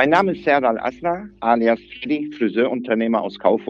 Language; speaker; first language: German; early bilingual, other home language; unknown